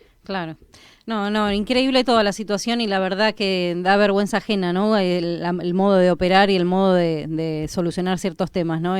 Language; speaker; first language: Spanish; native; Spanish